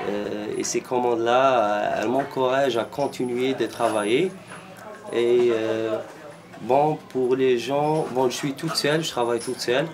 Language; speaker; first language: French; non-native, local second language; Arabic